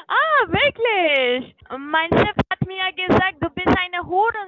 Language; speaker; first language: German; non-native, learner; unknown